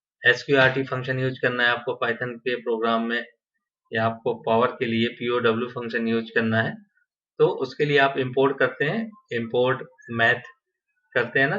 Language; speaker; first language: Hindi; native; Hindi